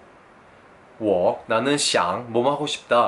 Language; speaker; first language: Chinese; non-native, fluent; Korean